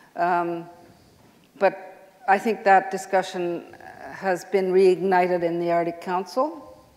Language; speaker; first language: English; native; English